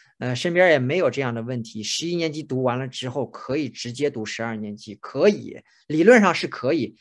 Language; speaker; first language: Chinese; native; Chinese